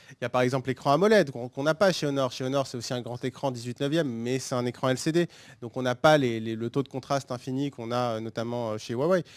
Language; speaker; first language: French; native; French